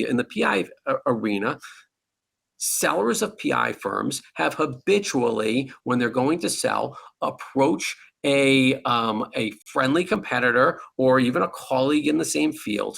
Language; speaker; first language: English; native; English